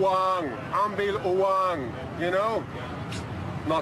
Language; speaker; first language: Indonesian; non-native, learner; English